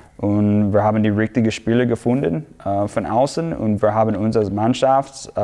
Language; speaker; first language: German; non-native, fluent; English